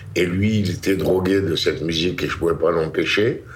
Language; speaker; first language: French; native; French